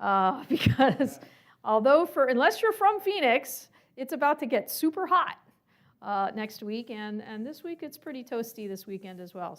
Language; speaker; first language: English; native; English